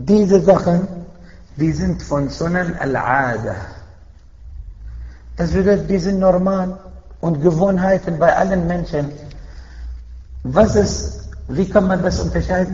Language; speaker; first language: German; non-native, fluent; Arabic